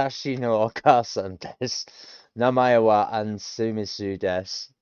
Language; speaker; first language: Japanese; non-native, learner; English